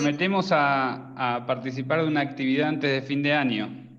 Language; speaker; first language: Spanish; native; Spanish